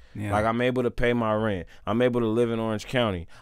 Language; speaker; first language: English; native; English